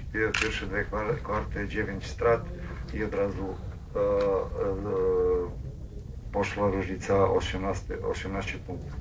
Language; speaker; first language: Polish; non-native, learner; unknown